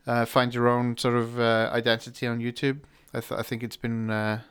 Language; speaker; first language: English; non-native, fluent; Norwegian